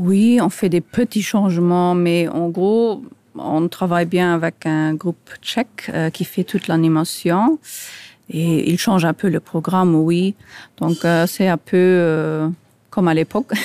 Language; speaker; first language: French; non-native, local second language; Luxembourgish